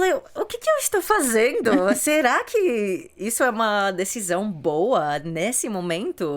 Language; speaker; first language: Portuguese; early bilingual, heritage; English